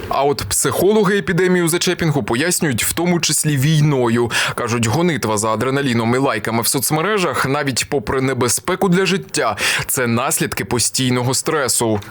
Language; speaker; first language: Ukrainian; native; Ukrainian